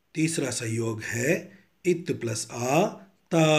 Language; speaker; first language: Hindi; non-native, local second language; Tamil